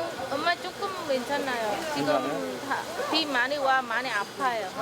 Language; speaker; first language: Korean; non-native, learner; Vietnamese